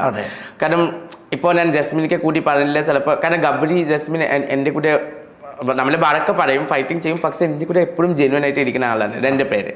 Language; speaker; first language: Malayalam; non-native, local second language; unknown